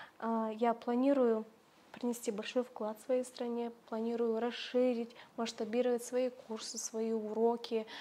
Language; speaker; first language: Russian; native; Russian